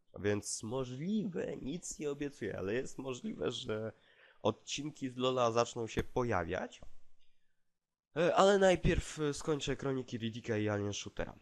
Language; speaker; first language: Polish; native; Polish